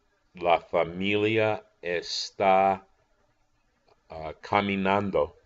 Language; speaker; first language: Spanish; non-native, fluent; English